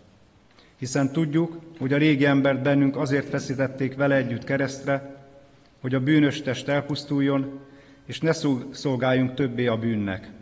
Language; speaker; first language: Hungarian; native; Hungarian